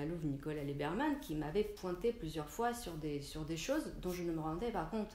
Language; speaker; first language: French; non-native, fluent; Russian